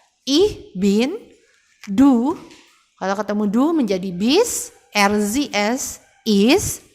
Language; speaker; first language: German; non-native, fluent; Indonesian